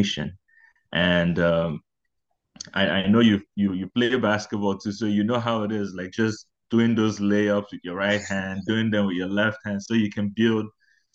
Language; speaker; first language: English; non-native, local second language; Igbo